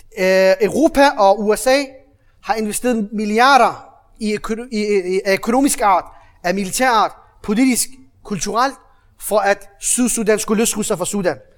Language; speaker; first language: Danish; early bilingual, other home language; Arabic